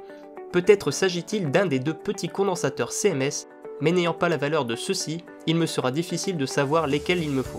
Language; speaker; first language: French; native; French